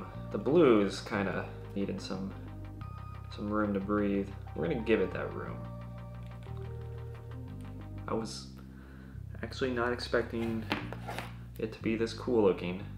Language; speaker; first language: English; native; English